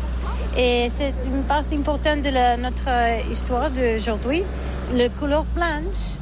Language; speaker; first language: French; non-native, learner; Catalan